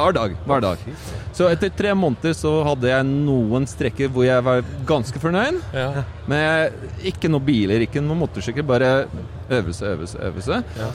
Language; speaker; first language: Norwegian; non-native, fluent; Polish